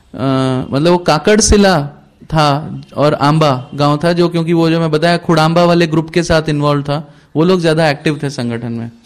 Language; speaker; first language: Hindi; native; Hindi